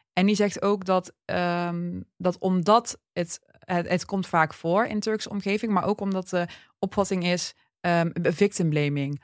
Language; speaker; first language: Dutch; early bilingual, other home language; Turkish